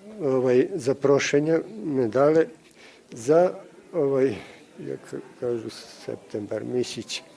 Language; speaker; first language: Ukrainian; early bilingual, heritage; Ukrainian